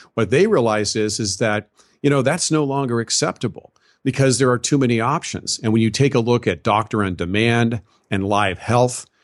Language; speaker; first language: English; native; English